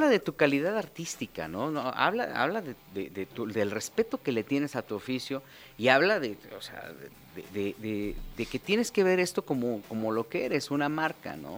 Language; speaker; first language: Spanish; native; Spanish